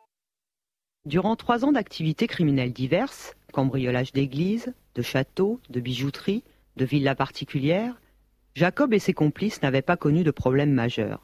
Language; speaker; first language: French; native; French